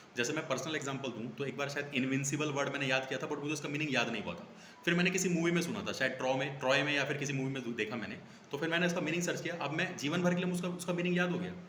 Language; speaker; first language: Hindi; native; Hindi